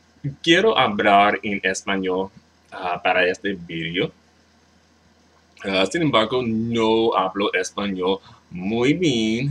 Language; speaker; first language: Spanish; non-native, learner; English